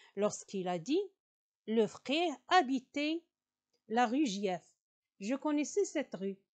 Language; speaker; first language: French; non-native, local second language; Arabic